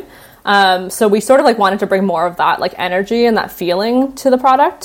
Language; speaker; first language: English; native; English